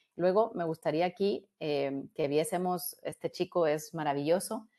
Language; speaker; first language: Spanish; native; Spanish